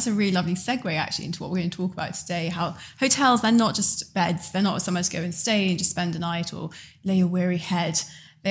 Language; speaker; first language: English; native; English